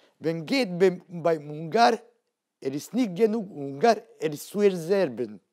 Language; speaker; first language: German; non-native, learner; Hungarian